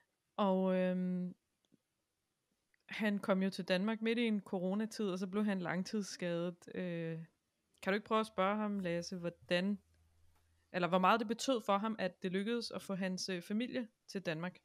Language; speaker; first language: Danish; native; Danish